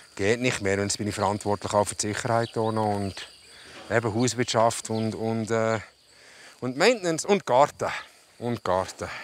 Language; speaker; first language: German; native; German